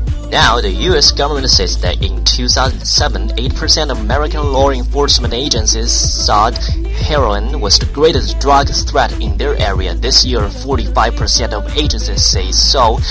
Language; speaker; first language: English; non-native, fluent; Chinese